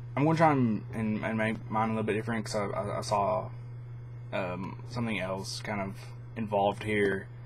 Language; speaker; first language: English; native; English